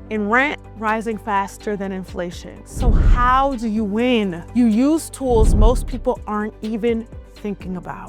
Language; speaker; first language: English; native; English